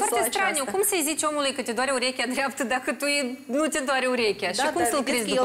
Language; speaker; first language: Romanian; native; Romanian